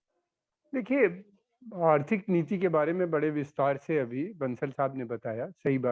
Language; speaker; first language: Hindi; native; Hindi